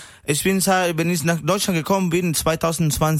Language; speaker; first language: German; non-native, learner; Spanish